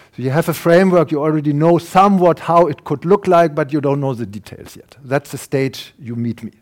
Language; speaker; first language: English; non-native, fluent; German